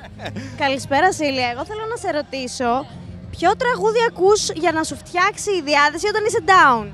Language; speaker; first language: Greek; native; Greek